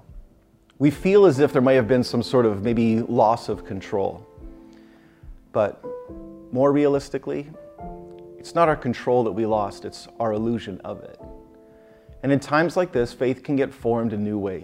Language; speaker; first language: English; native; English